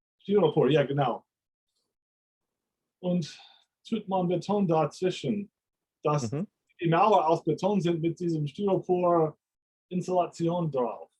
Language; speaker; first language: German; non-native, fluent; English